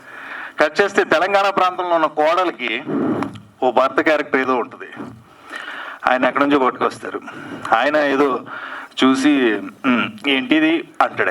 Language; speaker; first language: Telugu; native; Telugu